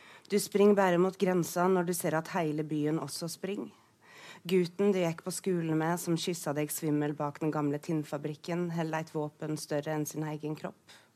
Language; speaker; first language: Norwegian; native; Norwegian